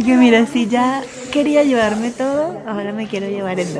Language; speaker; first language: Spanish; native; Spanish